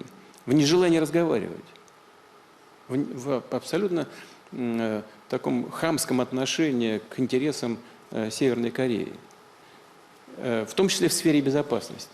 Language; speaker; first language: Russian; native; Russian